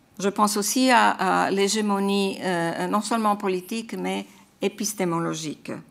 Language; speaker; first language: French; non-native, fluent; Croatian